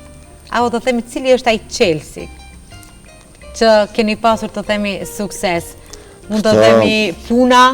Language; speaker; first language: Albanian; native; Albanian